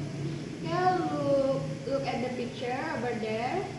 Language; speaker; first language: English; non-native, learner; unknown